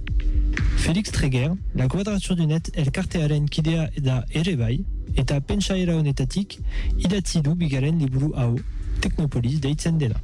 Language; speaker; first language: Basque; non-native, local second language; French